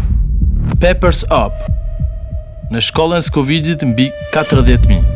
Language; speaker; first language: Albanian; native; Albanian